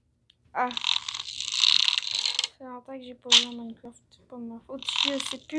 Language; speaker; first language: French; native; French